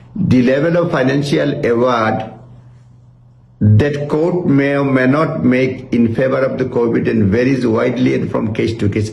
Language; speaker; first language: English; non-native, local second language; Bangla